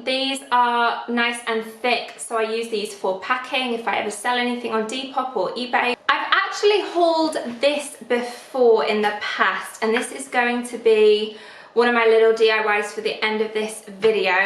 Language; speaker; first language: English; native; English